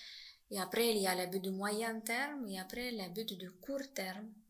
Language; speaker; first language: French; non-native, fluent; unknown